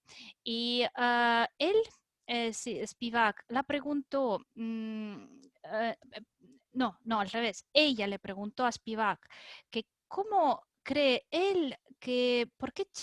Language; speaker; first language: Spanish; non-native, fluent; Russian